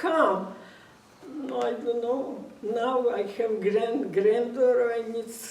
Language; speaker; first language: English; non-native, learner; Russian